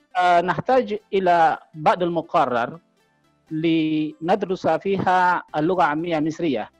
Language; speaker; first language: Arabic; non-native, fluent; Indonesian